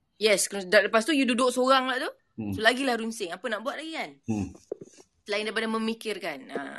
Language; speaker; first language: Malay; native; Malay